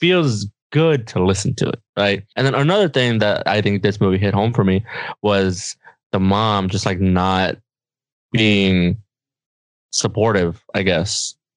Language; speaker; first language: English; non-native, fluent; Spanish